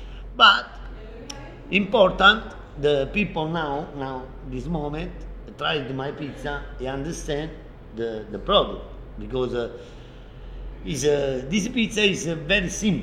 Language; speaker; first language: English; non-native, learner; Italian